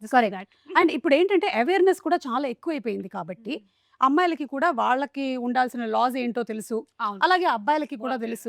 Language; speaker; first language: Telugu; native; Telugu